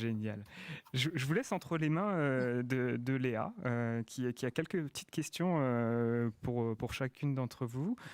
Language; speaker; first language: French; native; French